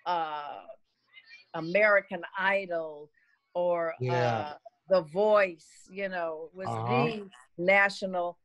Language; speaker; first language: English; native; English